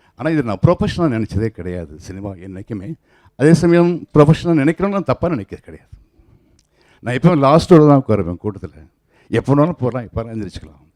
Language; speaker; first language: Tamil; native; Tamil